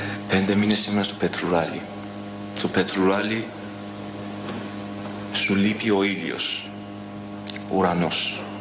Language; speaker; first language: Greek; non-native, learner; Persian